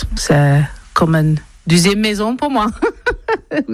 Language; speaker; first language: French; non-native, learner; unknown